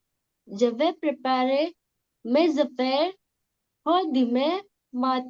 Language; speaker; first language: French; non-native, learner; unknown